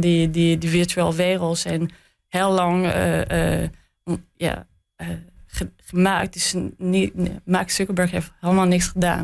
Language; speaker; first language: Dutch; non-native, learner; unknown